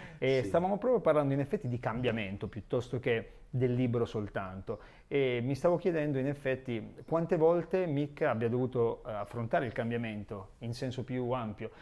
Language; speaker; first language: Italian; native; Italian